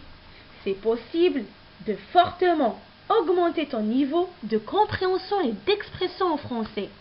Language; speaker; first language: French; non-native, local second language; Arabic